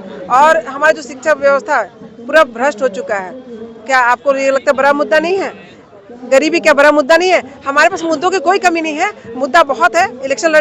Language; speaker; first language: Hindi; native; Hindi